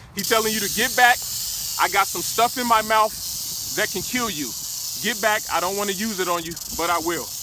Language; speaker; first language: English; native; English